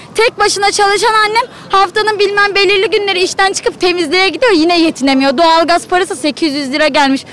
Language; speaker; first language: Turkish; native; Turkish